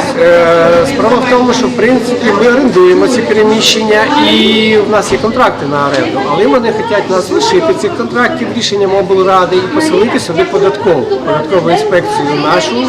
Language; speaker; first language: Ukrainian; non-native, local second language; Russian